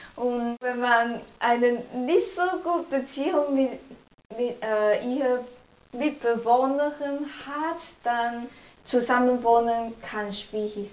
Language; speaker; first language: German; non-native, learner; English